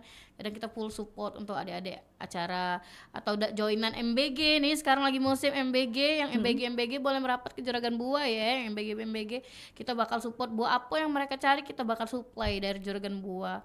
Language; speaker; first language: Indonesian; native; Indonesian